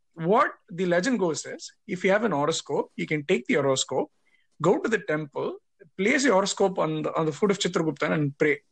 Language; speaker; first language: English; non-native, local second language; Tamil